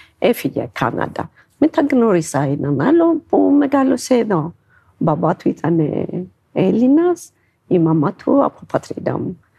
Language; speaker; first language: Greek; non-native, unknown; Amharic